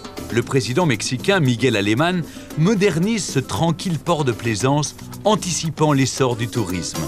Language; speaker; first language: French; native; French